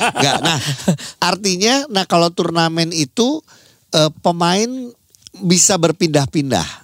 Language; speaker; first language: Indonesian; native; Indonesian